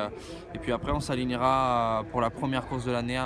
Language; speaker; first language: French; native; French